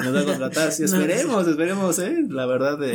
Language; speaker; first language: Spanish; native; Spanish